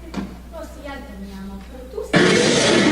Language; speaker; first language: Spanish; non-native, learner; English